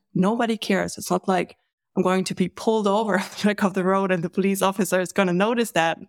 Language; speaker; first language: English; non-native, fluent; German